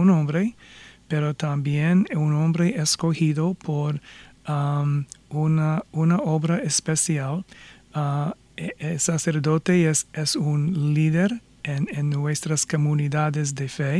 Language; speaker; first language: Spanish; non-native, fluent; English